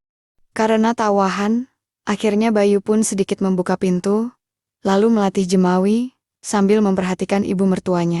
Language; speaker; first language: Indonesian; native; Indonesian